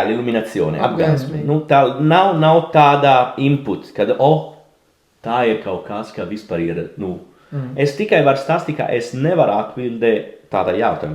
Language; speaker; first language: Latvian; non-native, learner; Italian